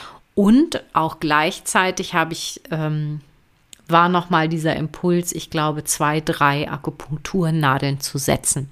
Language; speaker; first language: German; native; German